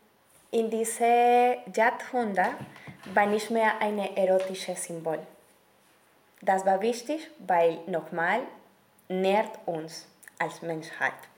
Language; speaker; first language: German; non-native, learner; Spanish